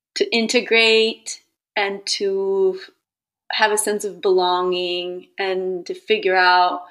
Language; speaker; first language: English; early bilingual, other home language; Italian